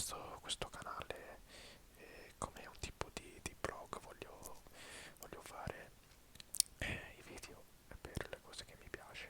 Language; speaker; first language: Italian; early bilingual, heritage; English